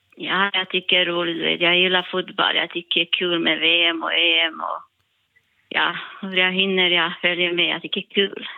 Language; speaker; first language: Swedish; non-native, learner; Bosnian